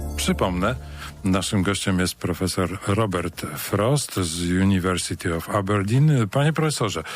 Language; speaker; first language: Polish; native; Polish